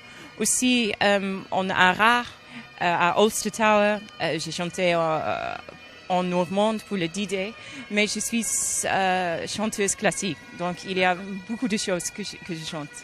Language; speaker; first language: French; non-native, learner; English